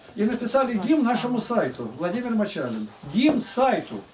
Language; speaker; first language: Russian; native; Russian